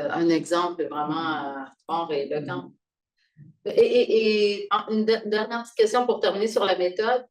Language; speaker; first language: French; native; French